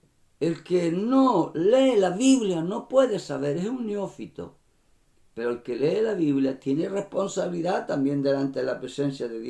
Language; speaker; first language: Spanish; native; Spanish